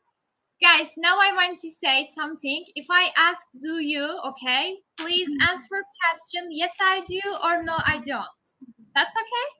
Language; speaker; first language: English; non-native, fluent; Turkish